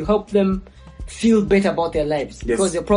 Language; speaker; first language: English; non-native, local second language; Ganda